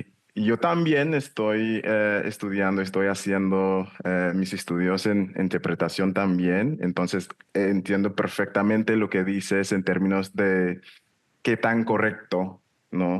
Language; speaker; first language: Spanish; non-native, fluent; English